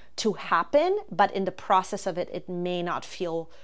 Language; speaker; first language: English; non-native, fluent; German